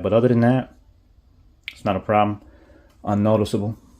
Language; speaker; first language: English; native; English